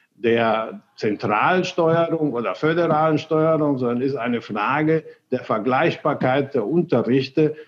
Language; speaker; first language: German; early bilingual, other home language; Spanish